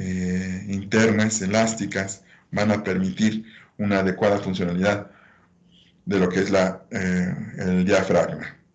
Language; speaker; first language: Spanish; native; Spanish